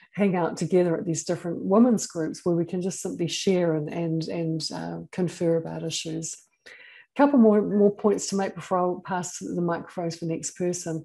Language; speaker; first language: English; native; English